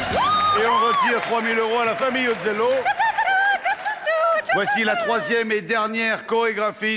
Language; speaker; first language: French; native; French